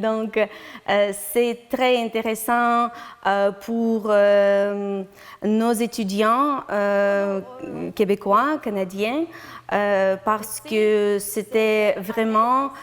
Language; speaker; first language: French; non-native, learner; Ukrainian